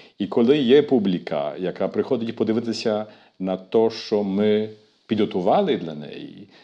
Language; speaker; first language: Ukrainian; early bilingual, heritage; Ukrainian